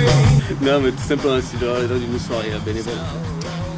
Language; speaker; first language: French; native; French